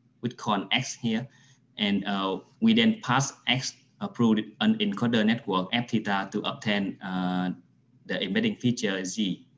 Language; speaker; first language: English; non-native, fluent; Vietnamese